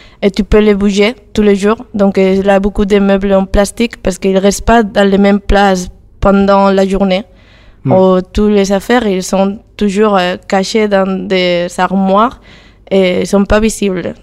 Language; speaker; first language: French; non-native, fluent; Spanish